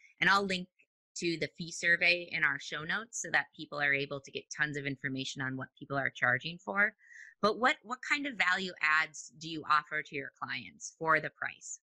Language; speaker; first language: English; native; English